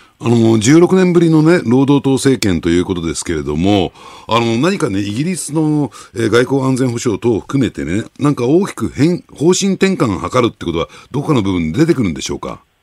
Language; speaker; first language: Japanese; native; Japanese